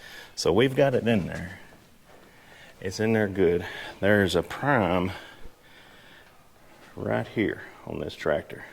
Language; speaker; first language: English; native; English